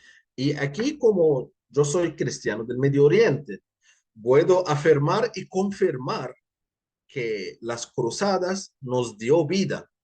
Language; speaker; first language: Spanish; non-native, fluent; Arabic